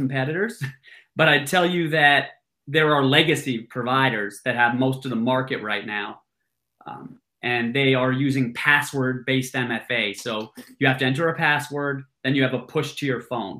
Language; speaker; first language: English; native; English